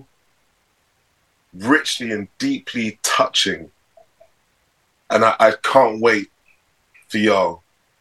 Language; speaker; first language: English; native; English